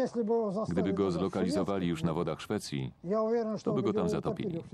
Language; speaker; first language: Polish; native; Polish